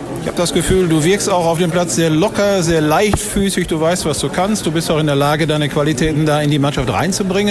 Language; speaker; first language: German; native; German